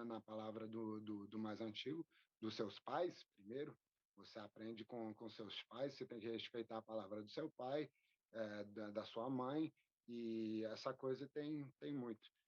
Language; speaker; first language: Portuguese; non-native, fluent; French